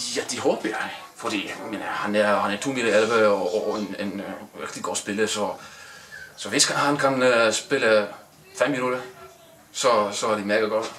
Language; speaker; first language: Danish; non-native, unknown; Icelandic